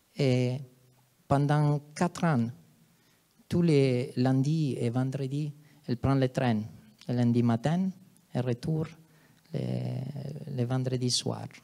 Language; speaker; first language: French; non-native, fluent; Italian